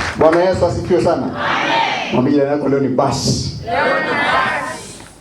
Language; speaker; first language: Swahili; non-native, local second language; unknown